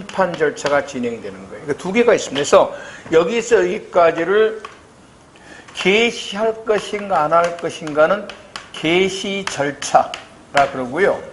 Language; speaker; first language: Korean; native; Korean